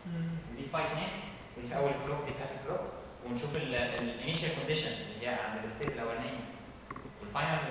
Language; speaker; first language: Arabic; native; Arabic